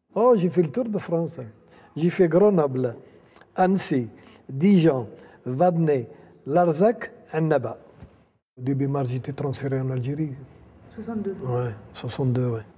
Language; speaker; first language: French; non-native, local second language; Arabic